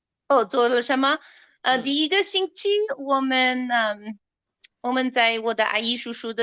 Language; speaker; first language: Chinese; non-native, learner; English